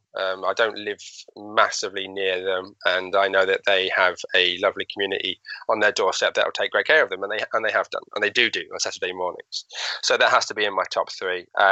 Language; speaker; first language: English; native; English